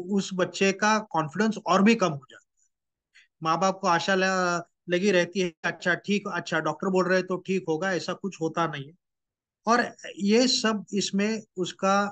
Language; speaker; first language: Hindi; non-native, local second language; Marathi